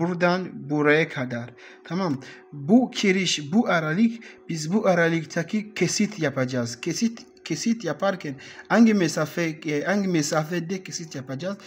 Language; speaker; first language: Turkish; non-native, learner; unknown